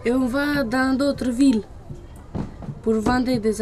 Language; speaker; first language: French; non-native, learner; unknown